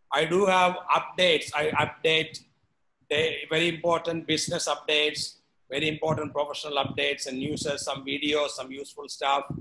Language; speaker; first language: English; non-native, local second language; Malayalam